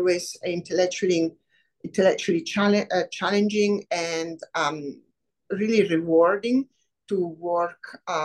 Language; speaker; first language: English; non-native, fluent; Italian